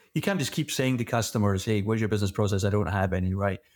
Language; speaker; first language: English; native; English